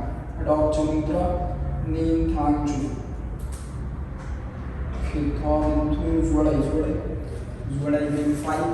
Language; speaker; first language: Vietnamese; non-native, learner; Hindi